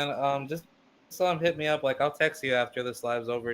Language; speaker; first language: English; native; English